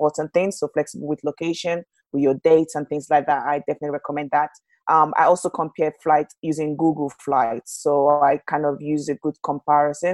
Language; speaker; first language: English; non-native, local second language; Yoruba